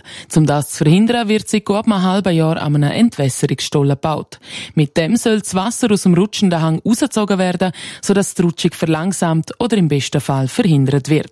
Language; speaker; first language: German; native; German